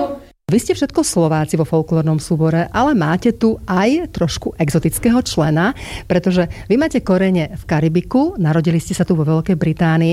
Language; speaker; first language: Slovak; native; Slovak